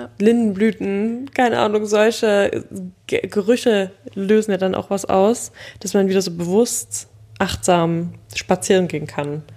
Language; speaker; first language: German; native; German